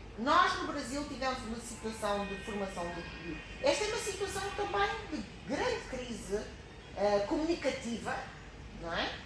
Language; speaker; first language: Portuguese; native; Portuguese